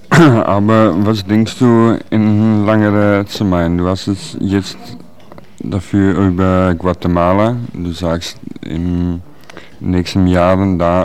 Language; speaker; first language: German; non-native, learner; Dutch